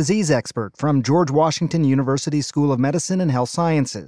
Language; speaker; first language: English; native; English